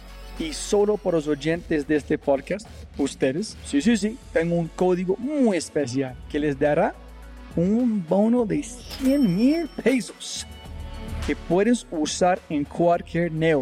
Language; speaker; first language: Spanish; non-native, fluent; English